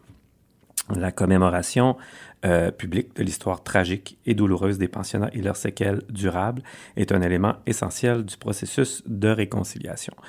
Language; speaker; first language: French; native; French